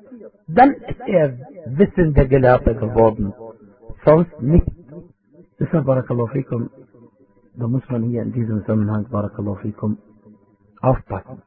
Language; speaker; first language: German; non-native, fluent; Arabic